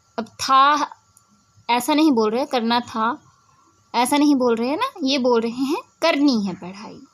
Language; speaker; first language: Hindi; native; Hindi